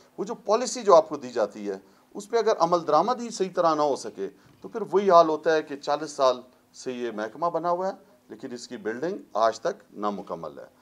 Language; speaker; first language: Urdu; non-native, local second language; Pashto